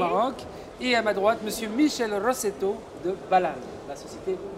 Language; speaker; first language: French; native; French